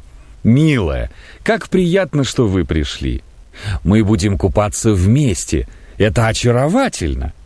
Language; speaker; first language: Russian; native; Russian